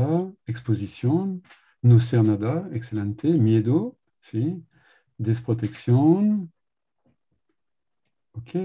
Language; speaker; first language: Spanish; non-native, learner; French